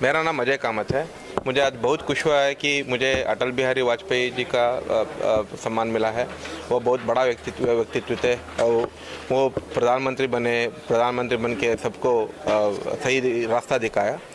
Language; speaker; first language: Hindi; non-native, local second language; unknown